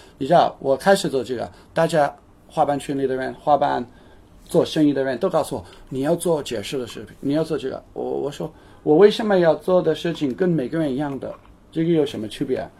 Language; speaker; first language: Chinese; non-native, fluent; English